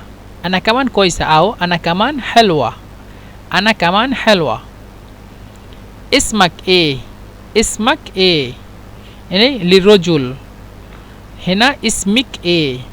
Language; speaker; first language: Arabic; non-native, fluent; Bangla